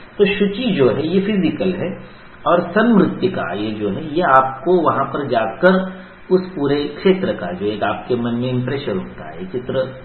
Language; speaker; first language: Hindi; non-native, local second language; Marathi